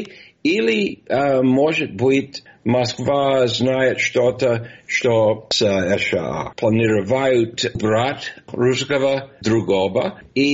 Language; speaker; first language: Russian; non-native, fluent; English